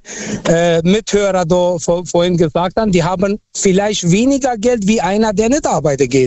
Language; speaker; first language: German; early bilingual, other home language; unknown